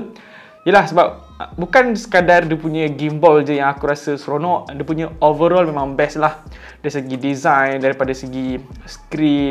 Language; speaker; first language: Malay; native; Malay